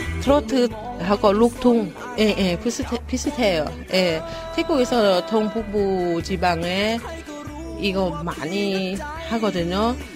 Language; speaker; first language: Korean; non-native, learner; Thai